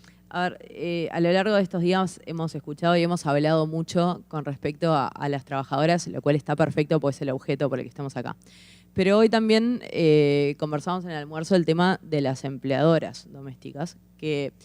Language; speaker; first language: Spanish; native; Spanish